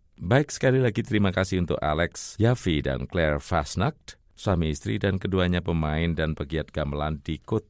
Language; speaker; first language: Indonesian; native; Indonesian